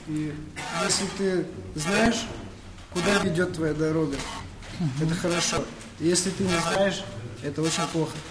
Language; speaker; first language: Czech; non-native, learner; Russian